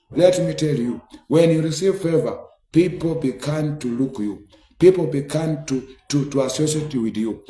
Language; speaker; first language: English; non-native, local second language; Swahili